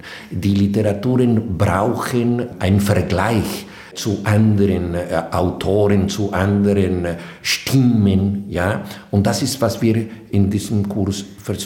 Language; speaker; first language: German; non-native, fluent; Spanish